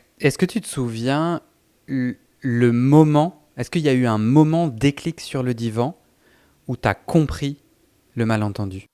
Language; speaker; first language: French; native; French